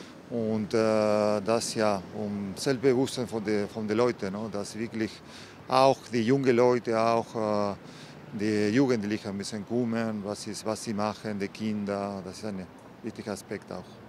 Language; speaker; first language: German; non-native, fluent; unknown